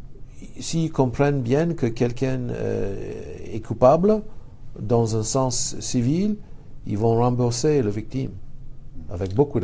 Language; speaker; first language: French; non-native, fluent; English